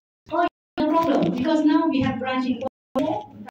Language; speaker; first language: English; non-native, local second language; Malay